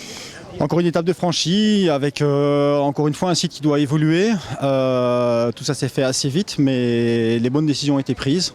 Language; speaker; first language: French; native; French